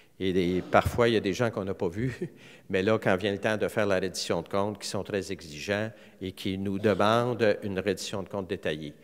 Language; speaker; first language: French; native; French